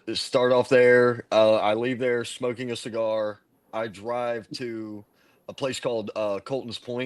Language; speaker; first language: English; native; English